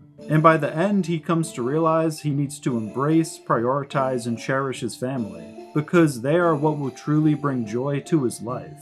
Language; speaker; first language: English; native; English